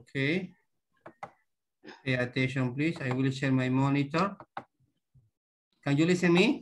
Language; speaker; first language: English; non-native, learner; Spanish